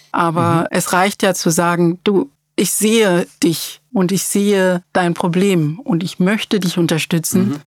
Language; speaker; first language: German; early bilingual, other home language; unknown